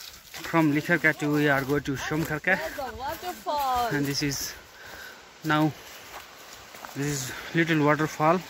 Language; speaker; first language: English; non-native, learner; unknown